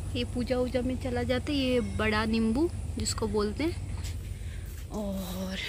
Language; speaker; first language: Hindi; non-native, local second language; Nepali